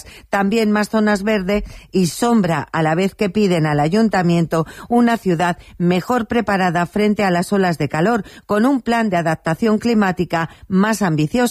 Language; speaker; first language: Spanish; native; Spanish